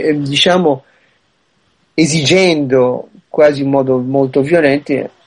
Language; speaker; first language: Italian; early bilingual, heritage; Italian